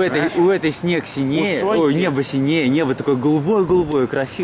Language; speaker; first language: Russian; native; Russian